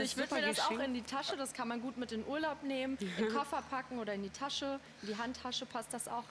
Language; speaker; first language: German; native; German